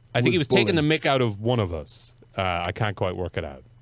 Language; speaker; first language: English; native; English